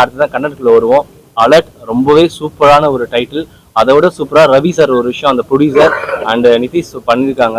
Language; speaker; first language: Tamil; native; Tamil